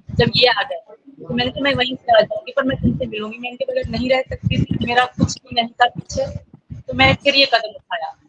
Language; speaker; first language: Urdu; non-native, local second language; Sindhi